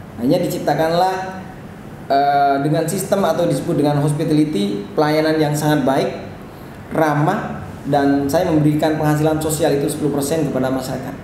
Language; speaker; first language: Indonesian; non-native, local second language; Madurese